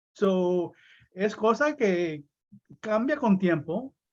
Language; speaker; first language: Spanish; early bilingual, heritage; Spanish